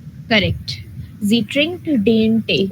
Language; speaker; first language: German; non-native, fluent; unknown